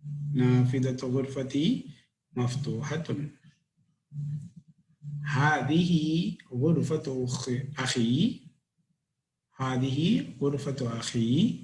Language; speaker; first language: Arabic; non-native, fluent; Tamil